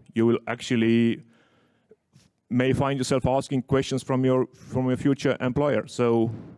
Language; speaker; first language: English; non-native, fluent; Estonian